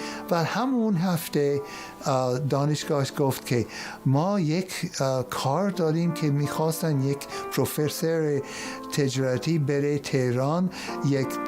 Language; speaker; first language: Persian; non-native, fluent; English